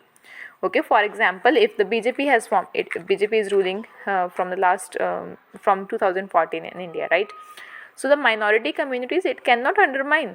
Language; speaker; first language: English; non-native, local second language; Hindi